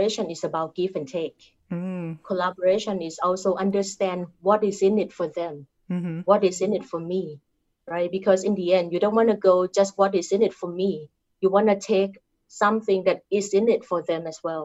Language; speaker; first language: English; non-native, fluent; Thai